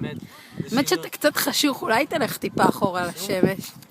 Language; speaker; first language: Hebrew; native; Hebrew